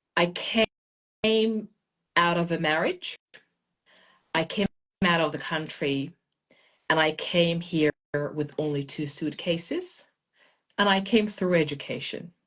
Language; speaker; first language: English; non-native, fluent; Persian